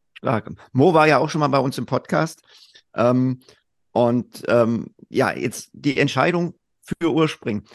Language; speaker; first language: German; native; German